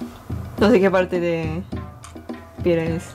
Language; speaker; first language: Spanish; non-native, fluent; Japanese